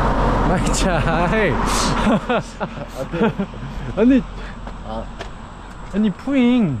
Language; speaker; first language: Thai; non-native, learner; Korean